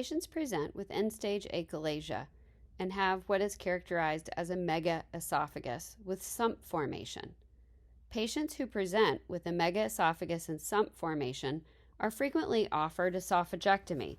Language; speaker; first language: English; native; English